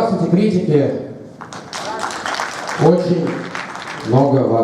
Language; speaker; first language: Russian; native; Russian